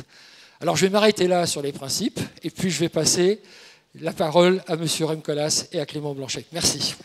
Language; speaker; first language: French; native; French